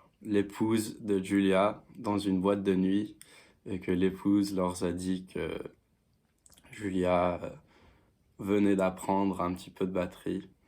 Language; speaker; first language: French; non-native, fluent; English